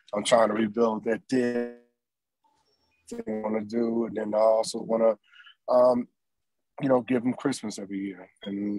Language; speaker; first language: English; native; English